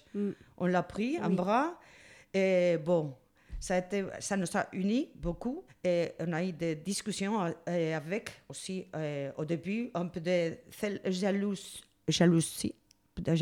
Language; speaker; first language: French; non-native, fluent; Spanish